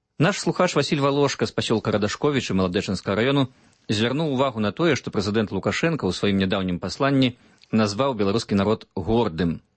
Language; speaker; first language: Belarusian; native; Belarusian